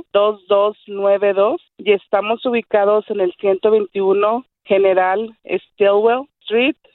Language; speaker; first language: Spanish; native; Spanish